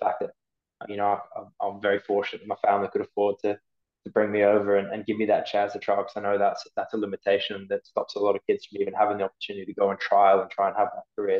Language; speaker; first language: English; native; English